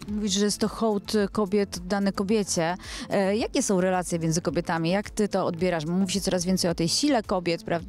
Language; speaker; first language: Polish; native; Polish